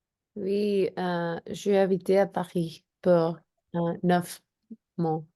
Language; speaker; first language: French; non-native, learner; Spanish